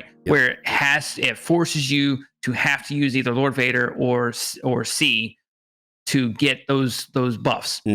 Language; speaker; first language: English; native; English